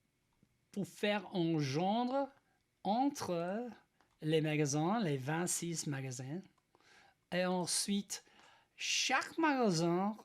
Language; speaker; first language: French; non-native, learner; English